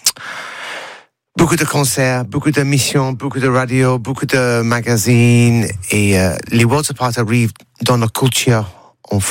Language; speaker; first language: French; non-native, learner; English